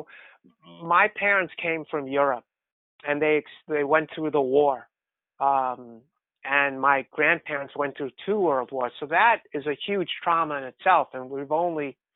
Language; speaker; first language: English; native; English